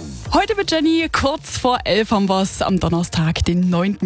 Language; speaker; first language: German; native; German